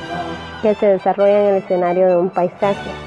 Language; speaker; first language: Spanish; native; Spanish